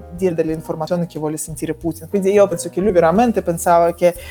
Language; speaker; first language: Italian; non-native, fluent; Russian